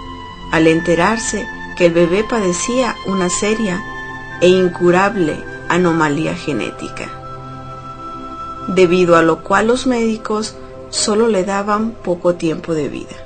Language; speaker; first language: Spanish; native; Spanish